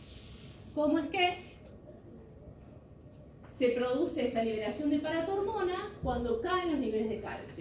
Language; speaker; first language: Spanish; native; Spanish